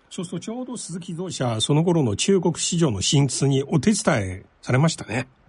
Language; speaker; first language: Japanese; non-native, fluent; Chinese